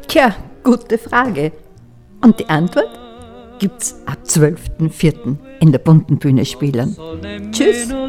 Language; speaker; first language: German; native; German